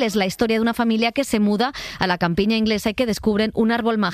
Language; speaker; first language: Spanish; native; Spanish